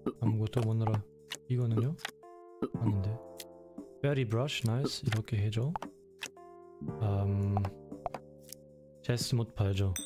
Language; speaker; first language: Korean; non-native, learner; German